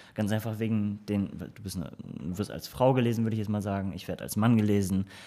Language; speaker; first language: German; early bilingual, other home language; Turkish